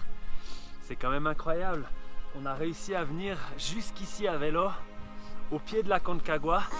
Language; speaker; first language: French; native; French